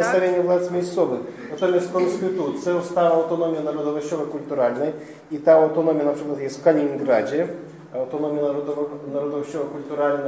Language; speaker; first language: Polish; non-native, fluent; Russian